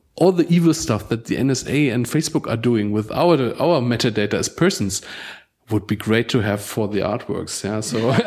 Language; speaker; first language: English; non-native, fluent; German